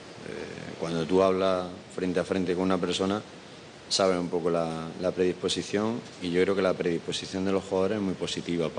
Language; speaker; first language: Spanish; native; Spanish